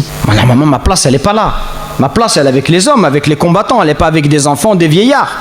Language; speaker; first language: French; native; French